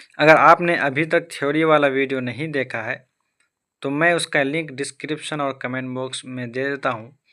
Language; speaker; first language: Hindi; native; Hindi